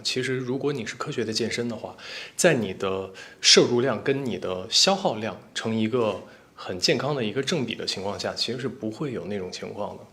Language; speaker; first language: Chinese; native; Chinese